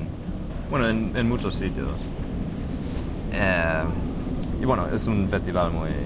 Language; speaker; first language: Spanish; non-native, fluent; English